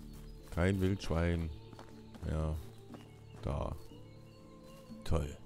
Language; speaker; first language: German; native; German